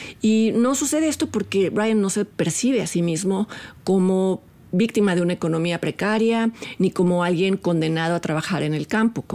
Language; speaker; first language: Spanish; native; Spanish